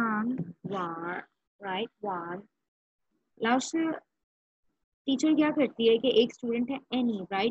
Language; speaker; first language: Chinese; non-native, fluent; Urdu